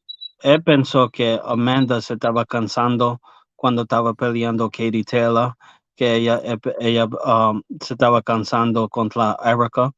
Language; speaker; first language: Spanish; early bilingual, heritage; English